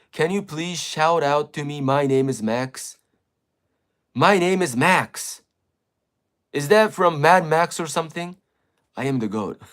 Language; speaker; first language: English; non-native, fluent; Japanese